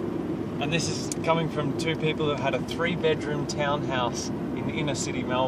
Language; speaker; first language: English; native; English